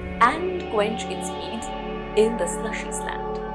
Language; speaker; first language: English; non-native, local second language; Bangla